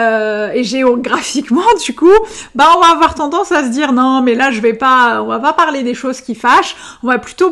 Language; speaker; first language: French; native; French